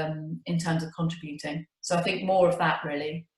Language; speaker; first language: English; native; English